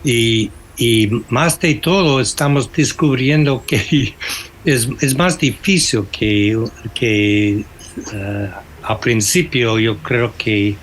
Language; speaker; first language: Spanish; non-native, fluent; English